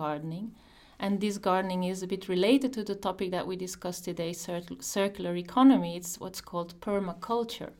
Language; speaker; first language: English; non-native, fluent; Dutch